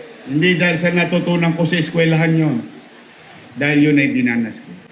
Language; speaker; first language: Filipino; native; Filipino